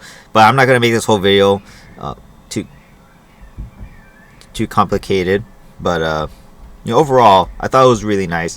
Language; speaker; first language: English; native; English